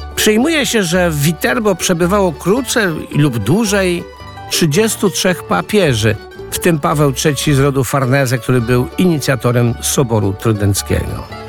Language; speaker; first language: Polish; native; Polish